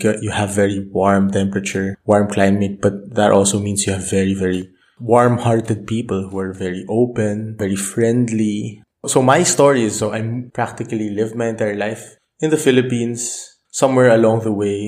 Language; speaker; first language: English; non-native, local second language; Filipino